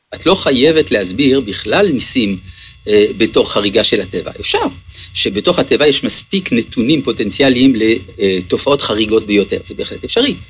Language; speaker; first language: Hebrew; early bilingual, other home language; French